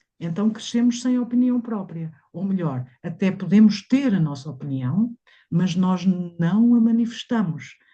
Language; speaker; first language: Portuguese; native; Portuguese